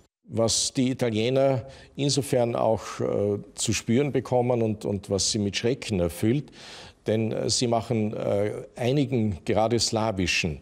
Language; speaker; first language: German; native; German